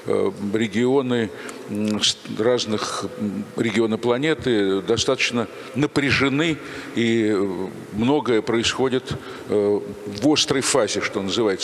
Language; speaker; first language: Russian; native; Russian